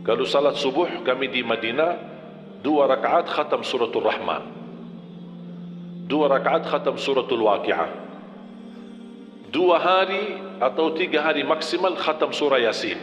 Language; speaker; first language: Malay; non-native, fluent; Arabic